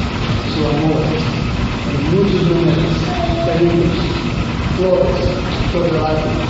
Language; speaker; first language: Spanish; non-native, fluent; English